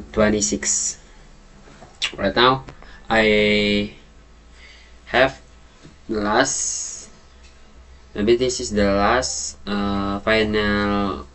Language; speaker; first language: English; non-native, learner; Indonesian